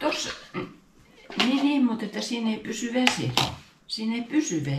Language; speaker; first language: Finnish; native; Finnish